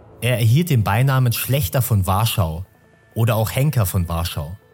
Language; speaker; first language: German; native; German